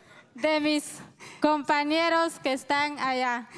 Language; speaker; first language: Spanish; non-native, local second language; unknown